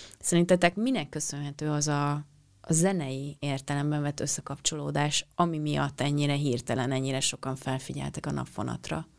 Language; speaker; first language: Hungarian; native; Hungarian